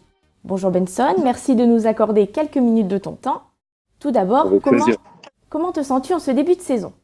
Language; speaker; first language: French; native; French